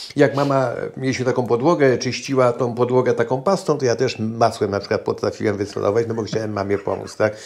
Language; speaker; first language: Polish; native; Polish